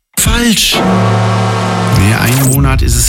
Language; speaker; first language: German; native; German